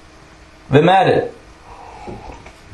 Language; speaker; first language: Danish; non-native, local second language; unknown